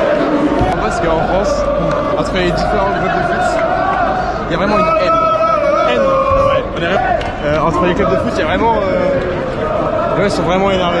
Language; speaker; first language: French; native; French